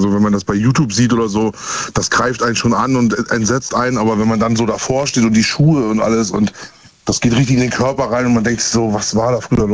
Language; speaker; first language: German; native; German